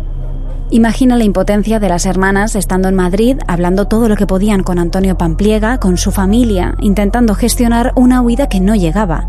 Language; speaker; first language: Spanish; native; Spanish